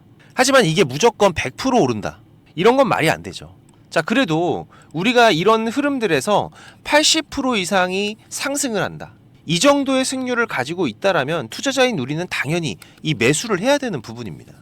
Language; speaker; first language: Korean; native; Korean